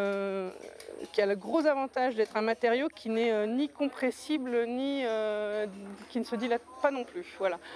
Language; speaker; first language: French; native; French